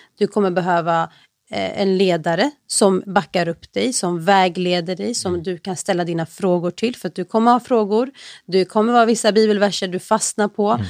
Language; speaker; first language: Swedish; early bilingual, other home language; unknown